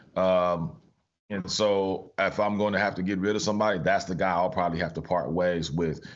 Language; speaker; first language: English; native; English